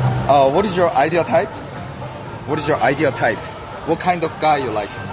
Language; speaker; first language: English; non-native, learner; Korean